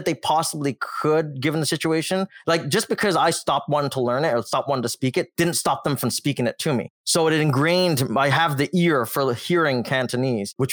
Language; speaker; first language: English; native; English